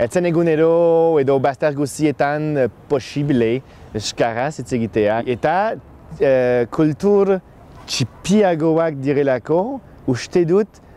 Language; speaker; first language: Basque; non-native, fluent; French